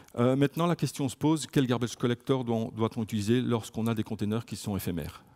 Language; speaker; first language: French; native; French